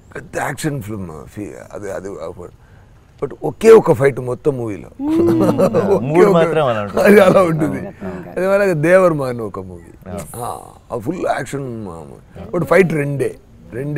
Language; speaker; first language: Telugu; non-native, fluent; Tamil